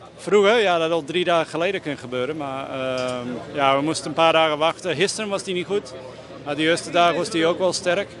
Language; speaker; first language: Dutch; non-native, fluent; English